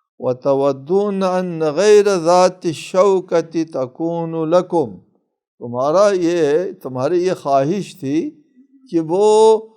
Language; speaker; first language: Urdu; non-native, local second language; Balti